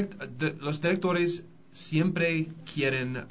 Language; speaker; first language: Spanish; non-native, learner; English